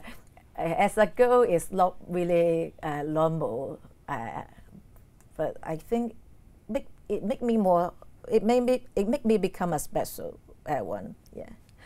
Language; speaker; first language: English; non-native, learner; Cantonese